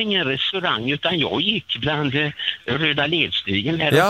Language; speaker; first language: Swedish; native; Swedish